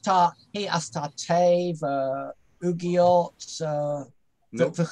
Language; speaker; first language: Hebrew; non-native, learner; English